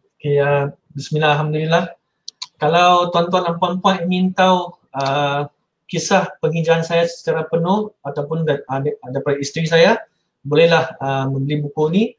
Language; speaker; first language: Malay; non-native, local second language; Min Nan Chinese